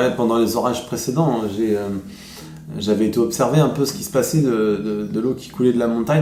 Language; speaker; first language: French; native; French